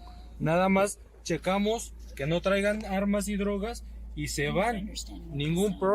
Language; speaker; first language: Spanish; native; Spanish